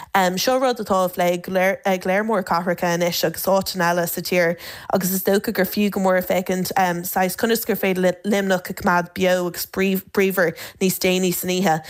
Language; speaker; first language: Irish; native; Irish